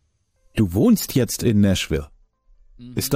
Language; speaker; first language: German; native; German